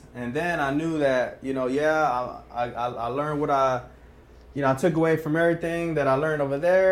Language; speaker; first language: English; native; English